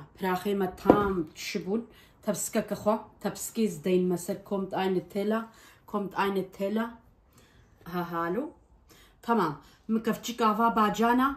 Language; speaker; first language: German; non-native, learner; Kurdish